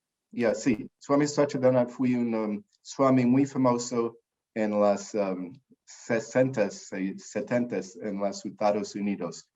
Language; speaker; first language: Spanish; non-native, learner; English